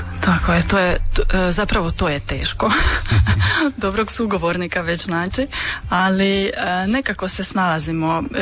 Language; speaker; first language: Croatian; non-native, local second language; Hungarian